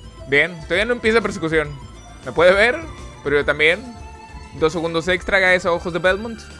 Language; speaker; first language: Spanish; native; Spanish